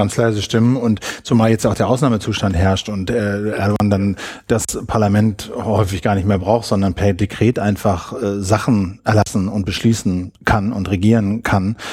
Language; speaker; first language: German; native; German